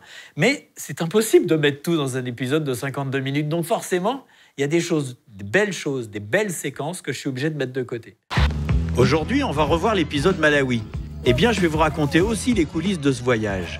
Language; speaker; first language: French; native; French